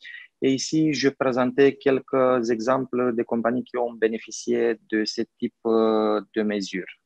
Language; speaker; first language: French; non-native, fluent; Romanian